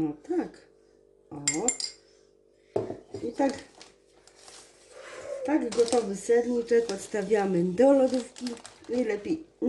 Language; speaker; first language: Polish; native; Polish